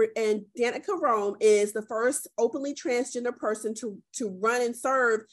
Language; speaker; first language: English; native; English